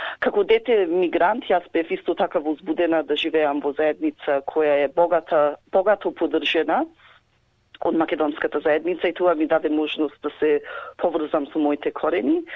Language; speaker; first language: Macedonian; early bilingual, heritage; Macedonian